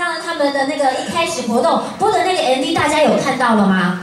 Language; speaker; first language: Chinese; native; Chinese